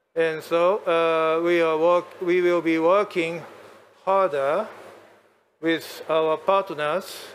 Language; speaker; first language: English; non-native, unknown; Japanese